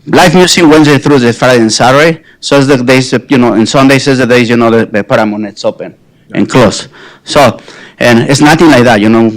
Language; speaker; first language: English; non-native, fluent; Spanish